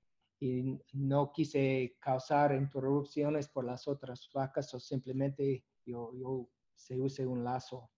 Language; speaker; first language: Spanish; non-native, learner; English